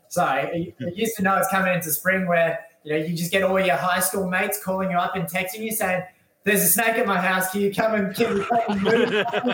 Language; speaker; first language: English; native; English